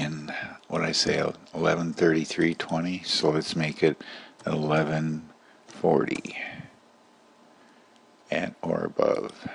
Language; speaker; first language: English; native; English